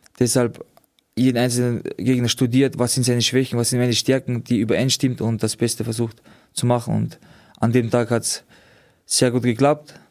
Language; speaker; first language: German; early bilingual, other home language; Georgian